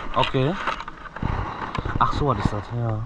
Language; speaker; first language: German; non-native, learner; Turkish